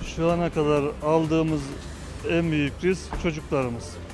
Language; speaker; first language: Turkish; native; Turkish